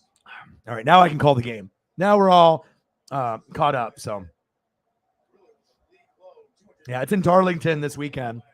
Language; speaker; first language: English; native; English